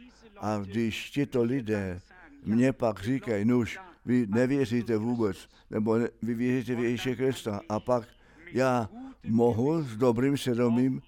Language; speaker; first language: Czech; non-native, fluent; German